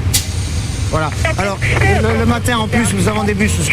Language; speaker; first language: French; native; French